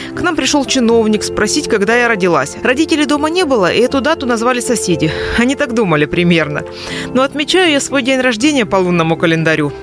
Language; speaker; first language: Russian; non-native, fluent; Chinese